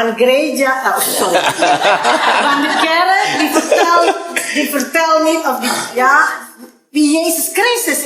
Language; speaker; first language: Dutch; non-native, learner; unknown